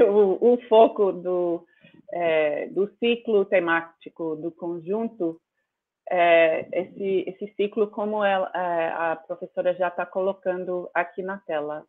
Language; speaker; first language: Portuguese; non-native, fluent; English